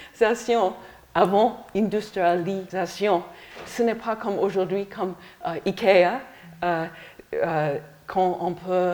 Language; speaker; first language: French; non-native, learner; English